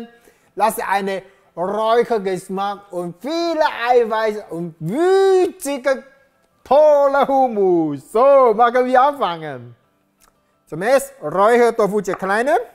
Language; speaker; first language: German; non-native, learner; Japanese